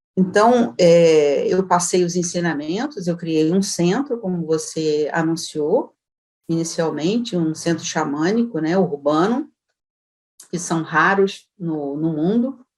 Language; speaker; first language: Portuguese; native; Portuguese